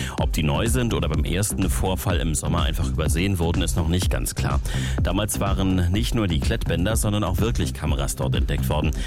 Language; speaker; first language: German; native; German